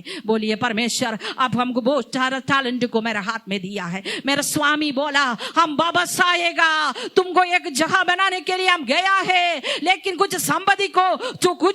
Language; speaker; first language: Hindi; non-native, local second language; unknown